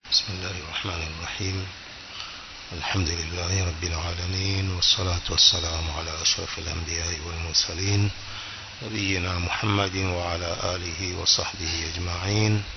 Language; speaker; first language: Arabic; non-native, fluent; Swahili